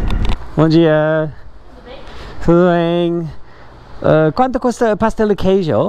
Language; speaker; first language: Portuguese; non-native, learner; English